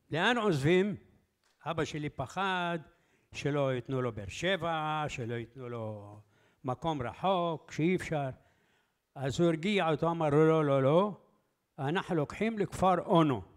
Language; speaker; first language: Hebrew; early bilingual, other home language; Arabic